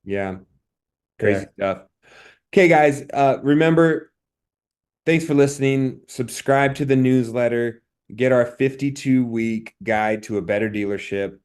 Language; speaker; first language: English; native; English